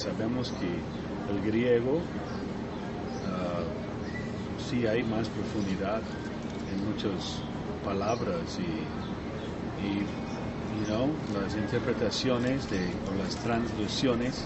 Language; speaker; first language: Spanish; non-native, learner; English